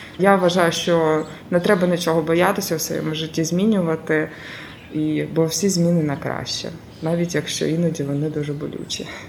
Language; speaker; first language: Ukrainian; native; Ukrainian